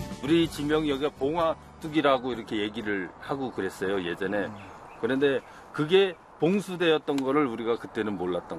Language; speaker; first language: Korean; native; Korean